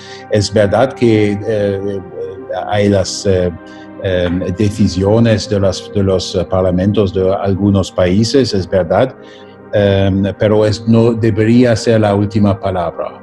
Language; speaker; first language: Spanish; non-native, fluent; German